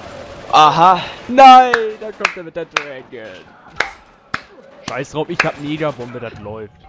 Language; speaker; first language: German; native; German